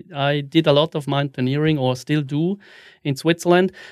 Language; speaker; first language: English; non-native, fluent; German